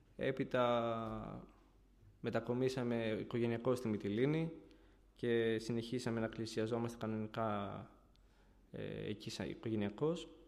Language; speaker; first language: Greek; early bilingual, other home language; Bulgarian